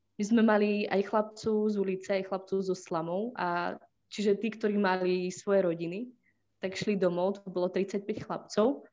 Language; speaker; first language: Slovak; native; Slovak